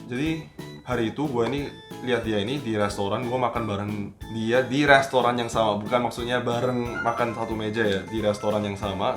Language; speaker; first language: Indonesian; early bilingual, other home language; Korean